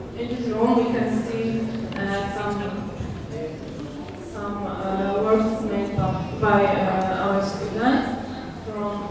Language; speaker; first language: English; non-native, learner; Polish